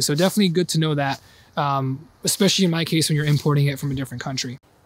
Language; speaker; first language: English; native; English